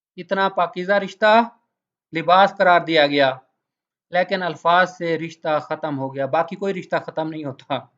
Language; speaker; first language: Urdu; native; Urdu